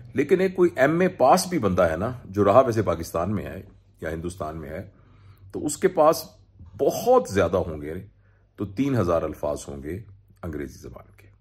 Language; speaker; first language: Urdu; non-native, local second language; Punjabi